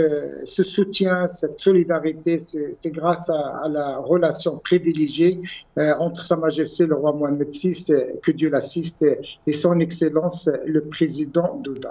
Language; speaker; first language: French; non-native, local second language; Arabic